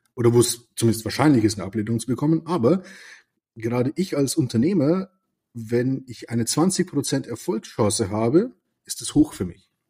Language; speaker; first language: German; native; German